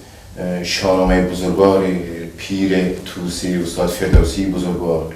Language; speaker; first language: Persian; native; Persian